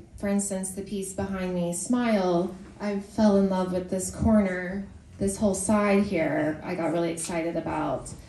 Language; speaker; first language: English; native; English